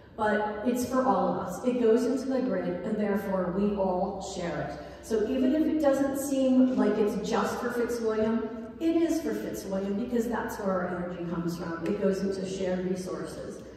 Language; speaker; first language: English; native; English